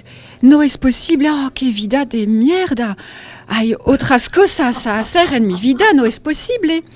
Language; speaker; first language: Spanish; non-native, learner; French